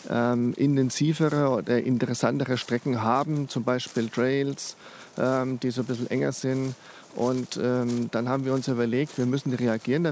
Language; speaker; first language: German; native; German